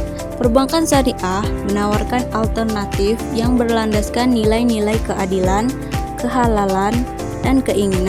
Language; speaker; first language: Indonesian; native; Indonesian